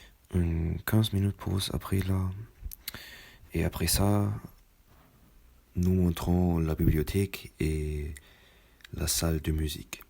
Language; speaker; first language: French; non-native, learner; German